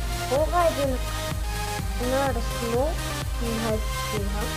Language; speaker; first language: Arabic; native; Arabic